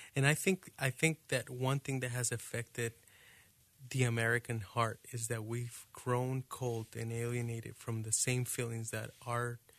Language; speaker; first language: English; non-native, fluent; Spanish